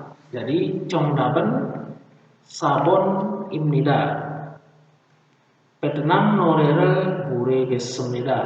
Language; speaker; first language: Korean; non-native, fluent; Indonesian